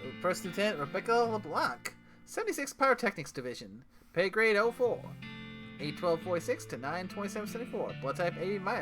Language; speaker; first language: English; native; English